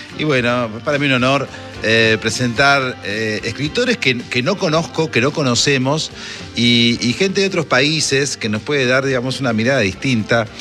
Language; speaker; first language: Spanish; native; Spanish